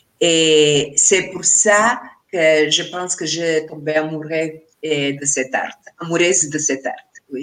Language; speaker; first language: French; non-native, learner; Spanish